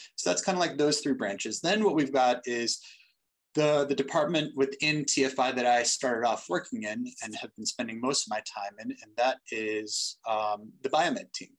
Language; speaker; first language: English; native; English